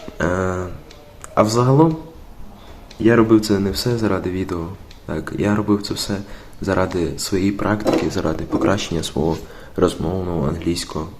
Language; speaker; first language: Ukrainian; native; Ukrainian